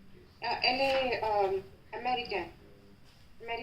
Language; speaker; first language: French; non-native, learner; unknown